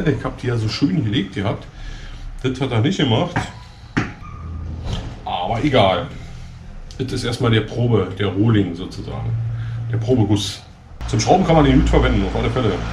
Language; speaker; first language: German; native; German